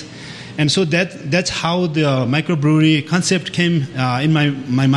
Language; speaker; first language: English; non-native, local second language; Sherpa